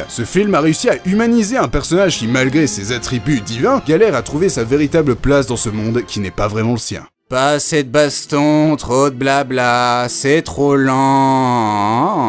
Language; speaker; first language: French; native; French